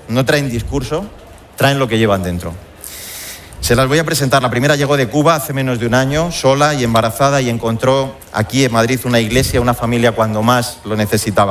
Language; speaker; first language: Spanish; native; Spanish